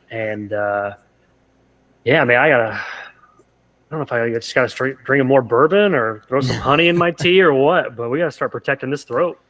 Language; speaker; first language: English; native; English